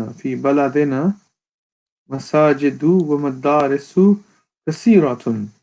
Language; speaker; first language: Arabic; non-native, learner; English